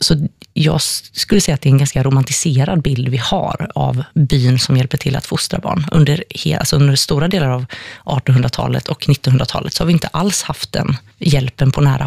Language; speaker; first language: Swedish; native; Swedish